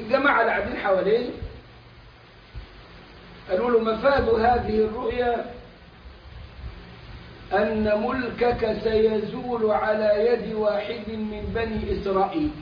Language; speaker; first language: Arabic; native; Arabic